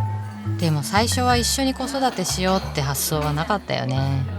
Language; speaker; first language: Japanese; native; Japanese